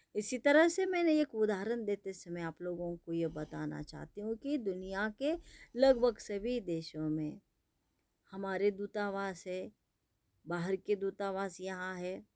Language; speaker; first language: Hindi; non-native, local second language; Marathi